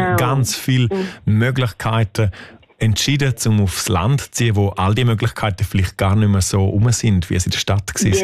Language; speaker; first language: German; native; German